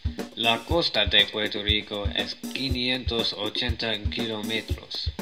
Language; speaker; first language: Spanish; non-native, learner; English